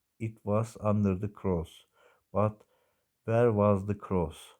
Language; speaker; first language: English; non-native, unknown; Turkish